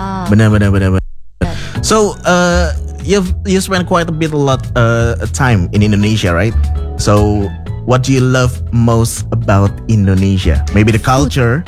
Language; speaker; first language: English; non-native, fluent; Indonesian